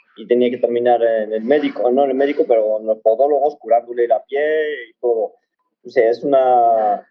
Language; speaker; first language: Spanish; early bilingual, other home language; Arabic